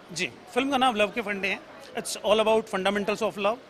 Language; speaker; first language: Hindi; native; Hindi